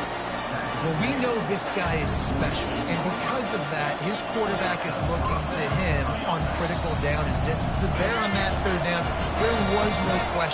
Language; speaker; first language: English; native; English